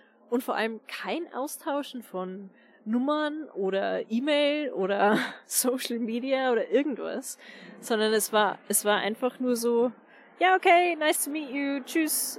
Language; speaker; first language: German; native; German